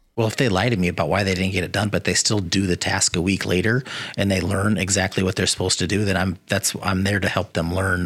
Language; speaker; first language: English; native; English